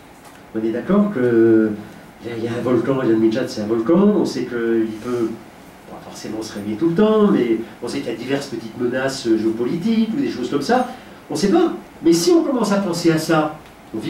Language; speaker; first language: French; native; French